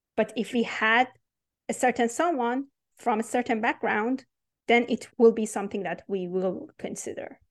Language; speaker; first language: English; non-native, fluent; Persian